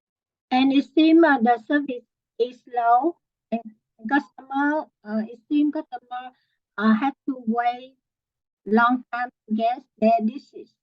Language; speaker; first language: English; non-native, learner; Vietnamese